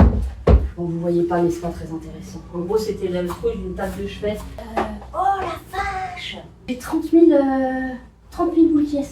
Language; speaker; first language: French; native; French